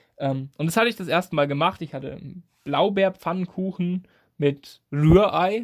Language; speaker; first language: German; native; German